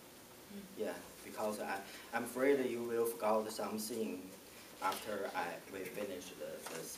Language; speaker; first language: English; non-native, learner; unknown